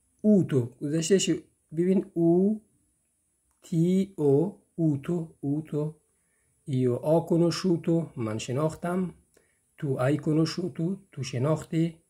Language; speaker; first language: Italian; non-native, fluent; Persian